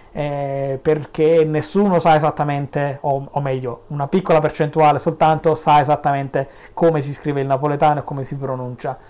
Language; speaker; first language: Italian; native; Italian